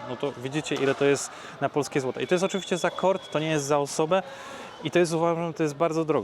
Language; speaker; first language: Polish; native; Polish